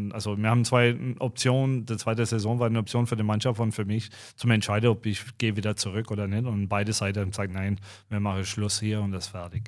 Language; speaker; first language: German; non-native, fluent; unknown